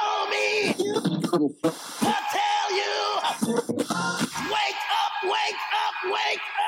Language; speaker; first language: English; native; English